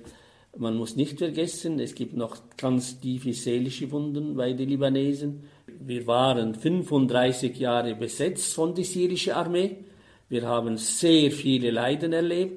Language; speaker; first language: German; non-native, fluent; Arabic